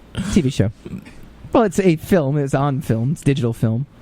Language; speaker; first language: English; native; English